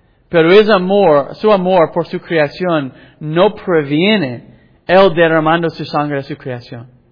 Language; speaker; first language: Spanish; non-native, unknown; English